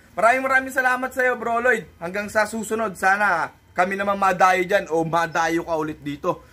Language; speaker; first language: Filipino; native; Filipino